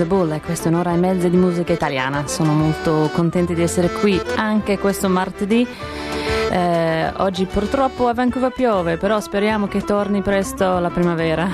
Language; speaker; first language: Italian; non-native, fluent; English